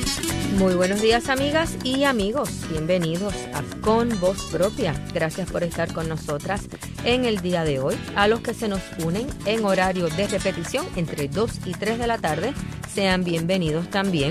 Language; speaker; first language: Spanish; native; Spanish